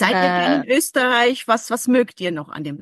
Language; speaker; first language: German; native; German